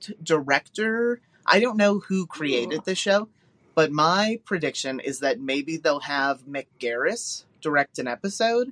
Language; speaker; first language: English; native; English